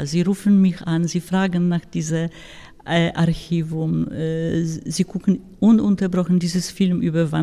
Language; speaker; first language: German; non-native, fluent; Polish